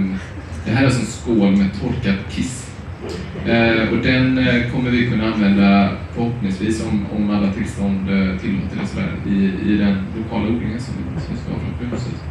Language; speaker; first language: Swedish; native; Swedish